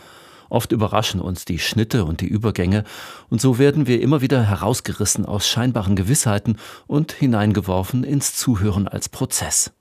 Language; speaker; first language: German; native; German